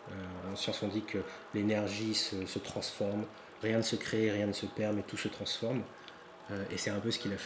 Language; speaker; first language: French; early bilingual, other home language; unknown